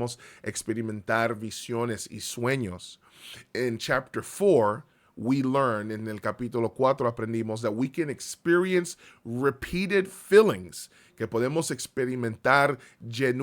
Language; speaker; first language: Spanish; early bilingual, heritage; Spanish